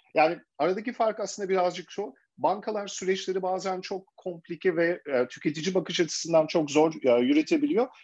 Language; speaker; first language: Turkish; early bilingual, heritage; Turkish